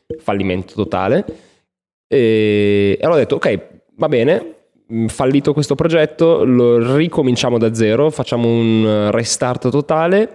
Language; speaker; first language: Italian; native; Italian